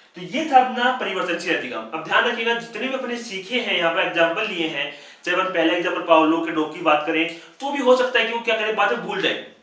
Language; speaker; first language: Hindi; native; Hindi